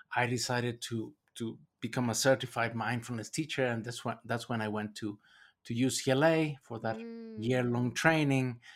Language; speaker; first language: English; non-native, fluent; Spanish